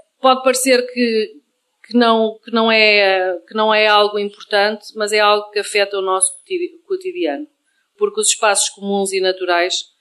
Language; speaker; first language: Portuguese; native; Portuguese